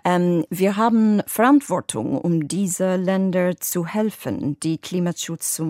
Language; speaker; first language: German; non-native, fluent; English